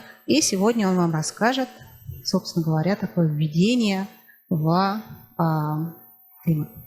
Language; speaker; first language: Russian; native; Russian